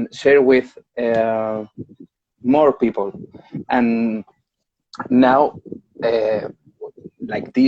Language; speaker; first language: English; non-native, learner; Spanish